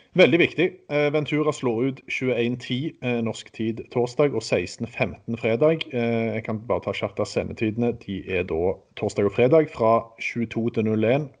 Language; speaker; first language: Norwegian; native; Norwegian